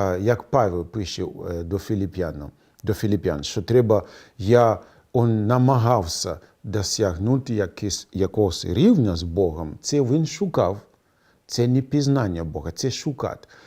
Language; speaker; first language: Ukrainian; non-native, fluent; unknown